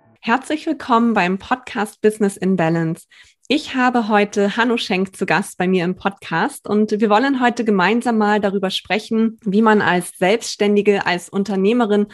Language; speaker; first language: German; native; German